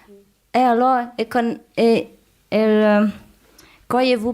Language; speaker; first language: French; non-native, learner; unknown